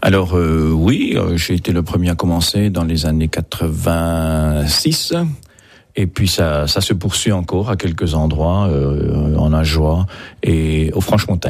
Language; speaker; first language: French; native; French